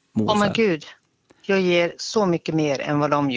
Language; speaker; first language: Swedish; native; Swedish